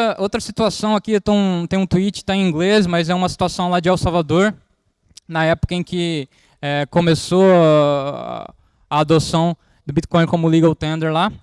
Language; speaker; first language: Portuguese; native; Portuguese